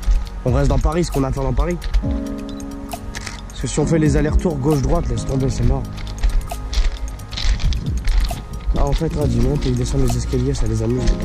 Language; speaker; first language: French; native; French